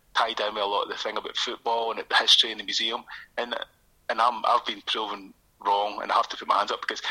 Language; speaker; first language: English; native; English